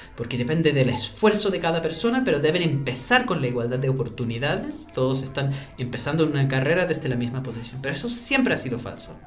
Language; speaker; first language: Spanish; non-native, fluent; English